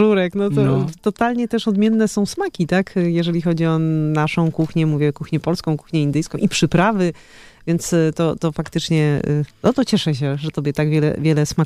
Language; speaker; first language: Polish; native; Polish